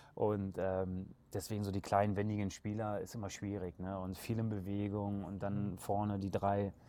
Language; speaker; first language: German; native; German